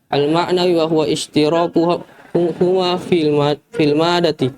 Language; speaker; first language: Arabic; non-native, learner; Indonesian